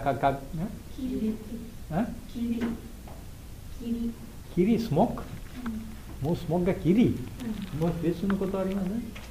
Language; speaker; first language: Japanese; non-native, learner; Bangla